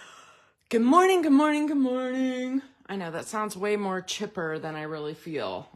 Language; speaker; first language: English; native; English